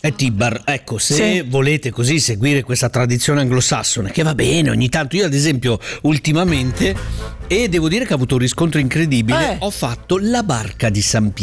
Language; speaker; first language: Italian; native; Italian